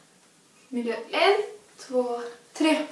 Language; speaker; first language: Swedish; early bilingual, other home language; Arabic